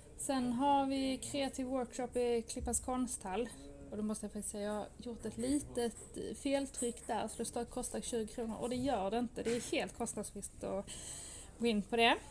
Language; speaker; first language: Swedish; native; Swedish